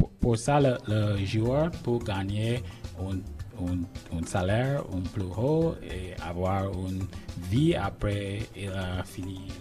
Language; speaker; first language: French; non-native, learner; English